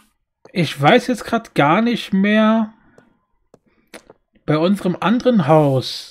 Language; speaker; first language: German; native; German